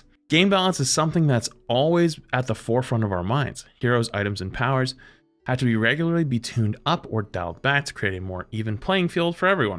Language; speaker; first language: English; native; English